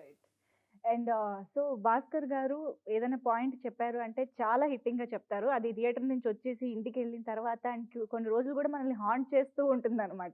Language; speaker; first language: Telugu; native; Telugu